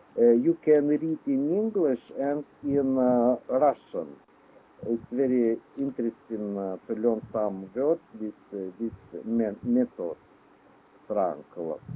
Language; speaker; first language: English; non-native, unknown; Russian